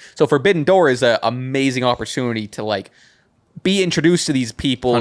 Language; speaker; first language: English; native; English